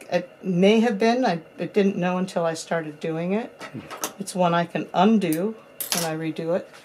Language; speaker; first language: English; native; English